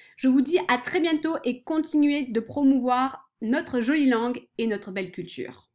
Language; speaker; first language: French; non-native, fluent; English